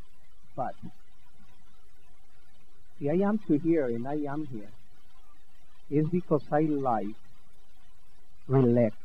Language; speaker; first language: English; non-native, learner; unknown